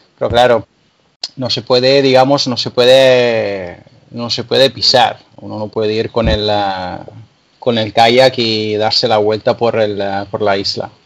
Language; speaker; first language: Spanish; non-native, fluent; Italian